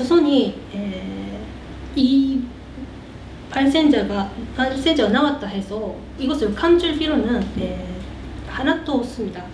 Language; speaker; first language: Korean; early bilingual, heritage; Korean